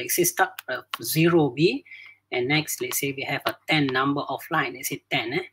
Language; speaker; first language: English; non-native, local second language; Malay